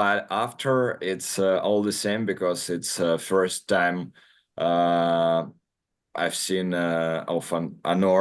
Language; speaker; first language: English; non-native, learner; Russian